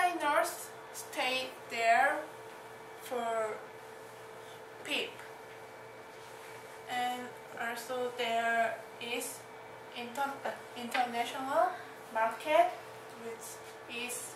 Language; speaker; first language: English; non-native, learner; Korean